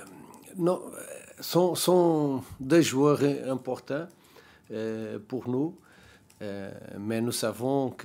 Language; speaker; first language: French; non-native, learner; Portuguese